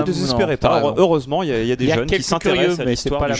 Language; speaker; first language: French; native; French